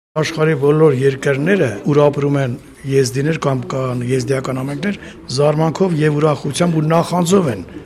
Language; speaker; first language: Armenian; non-native, local second language; Kurdish